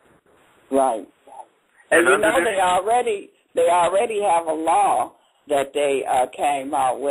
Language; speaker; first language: English; native; English